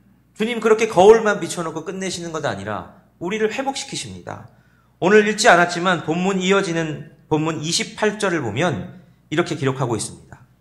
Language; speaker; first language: Korean; native; Korean